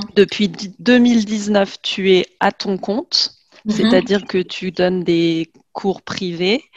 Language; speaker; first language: French; native; French